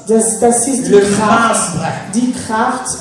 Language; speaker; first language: German; non-native, fluent; French